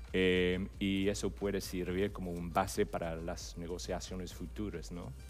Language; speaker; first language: Spanish; non-native, fluent; English